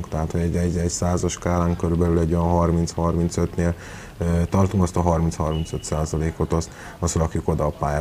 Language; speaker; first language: Hungarian; native; Hungarian